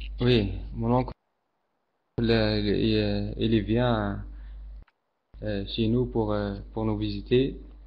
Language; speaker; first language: French; non-native, learner; Arabic